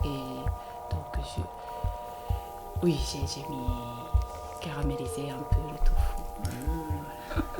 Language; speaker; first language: French; non-native, fluent; Japanese